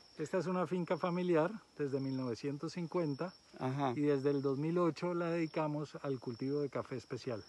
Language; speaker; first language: Spanish; native; Spanish